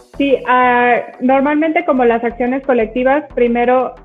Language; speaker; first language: Spanish; native; Spanish